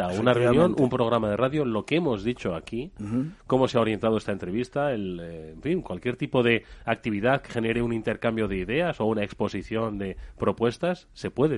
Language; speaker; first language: Spanish; native; Spanish